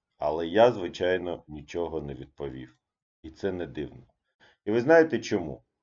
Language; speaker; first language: Ukrainian; non-native, local second language; Russian